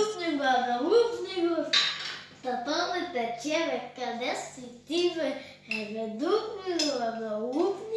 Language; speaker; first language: Bulgarian; early bilingual, heritage; Bulgarian